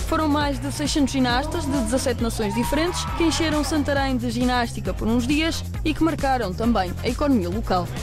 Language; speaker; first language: Portuguese; native; Portuguese